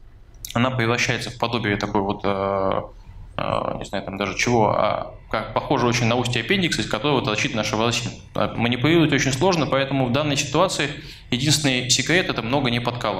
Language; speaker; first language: Russian; native; Russian